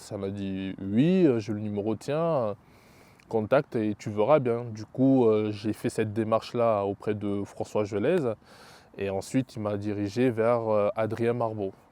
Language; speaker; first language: French; early bilingual, other home language; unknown